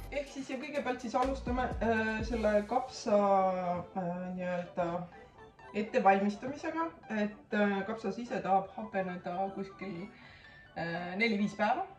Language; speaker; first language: Estonian; native; Estonian